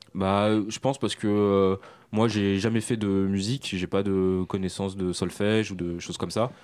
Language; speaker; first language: French; native; French